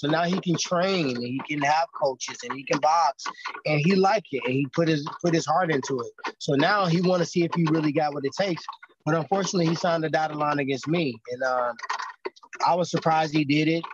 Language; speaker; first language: English; native; English